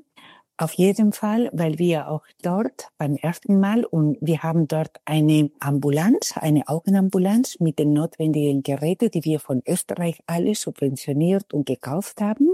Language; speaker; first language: German; non-native, fluent; Spanish